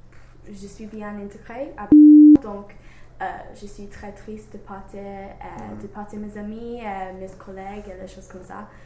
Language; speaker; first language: French; non-native, learner; English